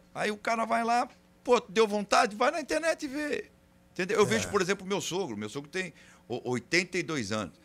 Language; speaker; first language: Portuguese; native; Portuguese